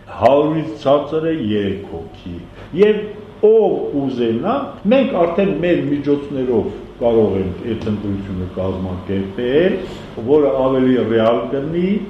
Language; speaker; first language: Armenian; non-native, local second language; Kurdish